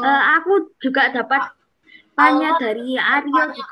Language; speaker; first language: Indonesian; non-native, local second language; English